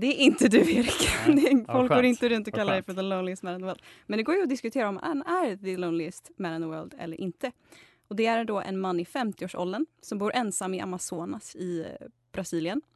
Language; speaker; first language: Swedish; native; Swedish